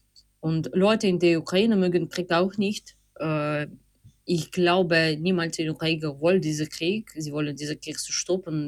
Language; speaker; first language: German; non-native, fluent; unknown